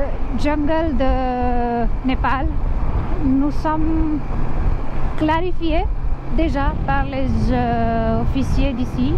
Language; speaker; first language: French; non-native, learner; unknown